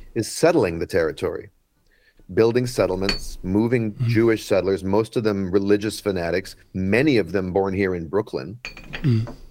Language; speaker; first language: English; native; English